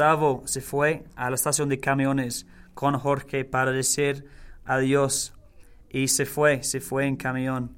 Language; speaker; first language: Spanish; non-native, learner; English